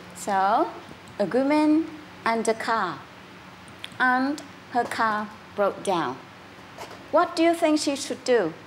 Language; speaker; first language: English; non-native, fluent; Vietnamese